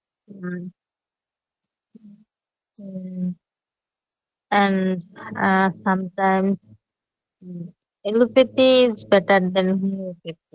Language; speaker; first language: English; non-native, learner; Bangla